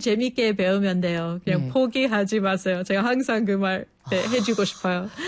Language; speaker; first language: Korean; non-native, fluent; English